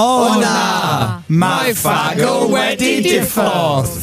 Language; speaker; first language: Welsh; non-native, learner; English